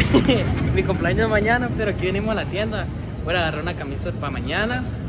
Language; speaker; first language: Spanish; early bilingual, heritage; Spanish